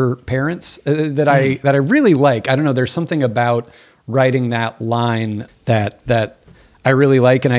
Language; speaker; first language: English; native; English